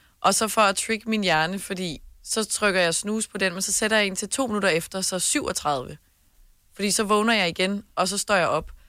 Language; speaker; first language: Danish; native; Danish